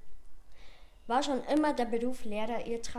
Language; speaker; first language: German; native; German